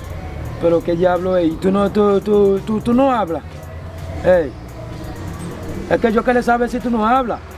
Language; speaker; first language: Spanish; non-native, learner; Haitian Creole